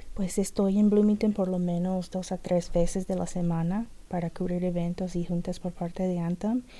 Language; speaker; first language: Spanish; non-native, fluent; English